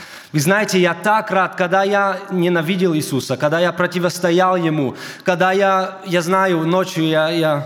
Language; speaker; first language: Russian; early bilingual, heritage; German